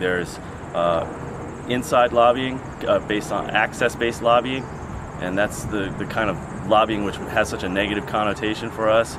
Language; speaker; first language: English; native; English